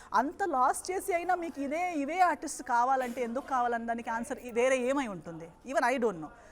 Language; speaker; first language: Telugu; non-native, fluent; Konkani